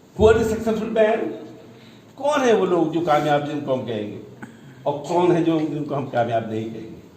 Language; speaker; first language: Urdu; native; Urdu